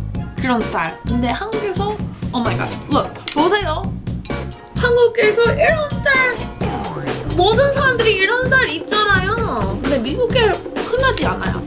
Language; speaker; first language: Korean; non-native, fluent; English